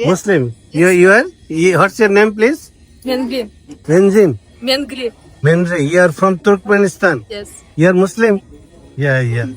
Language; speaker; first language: English; non-native, learner; Bangla